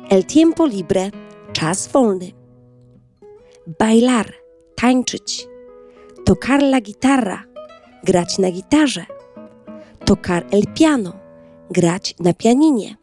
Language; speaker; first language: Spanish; non-native, fluent; Polish